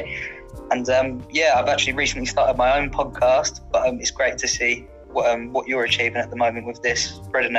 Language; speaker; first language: English; native; English